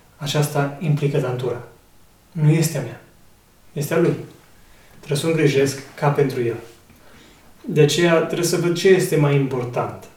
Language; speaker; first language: Romanian; native; Romanian